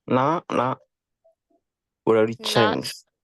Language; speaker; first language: English; non-native, learner; Indonesian